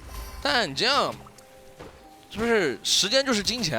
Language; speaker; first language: Chinese; native; Chinese